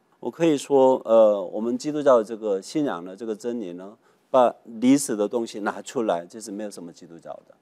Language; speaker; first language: Chinese; non-native, fluent; Korean